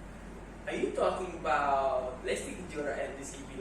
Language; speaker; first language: English; non-native, learner; Indonesian